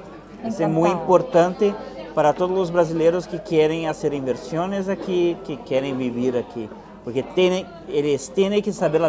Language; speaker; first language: Spanish; non-native, fluent; Portuguese